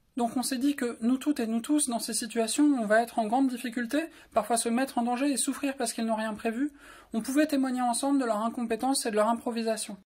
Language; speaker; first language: French; native; French